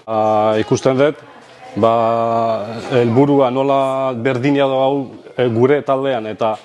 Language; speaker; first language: Basque; non-native, learner; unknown